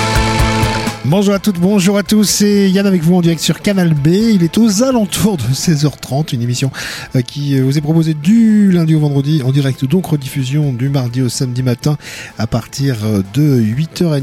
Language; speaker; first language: French; native; French